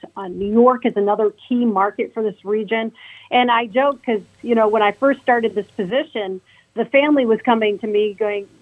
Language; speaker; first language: English; native; English